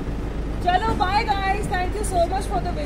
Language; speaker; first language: Hindi; native; Hindi